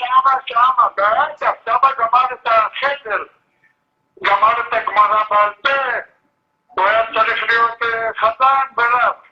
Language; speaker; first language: Hebrew; early bilingual, other home language; Arabic